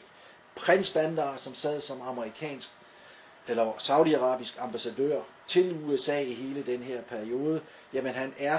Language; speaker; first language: Danish; native; Danish